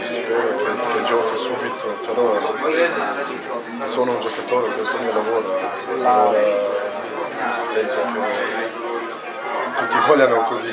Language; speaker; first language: Italian; non-native, learner; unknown